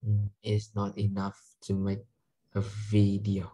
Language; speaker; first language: English; non-native, learner; Vietnamese